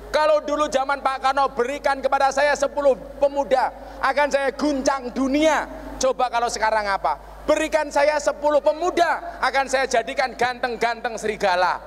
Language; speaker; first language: Indonesian; non-native, local second language; Javanese